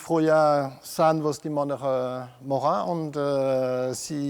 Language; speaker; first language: German; non-native, local second language; French